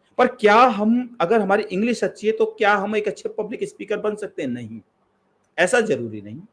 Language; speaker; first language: Hindi; native; Hindi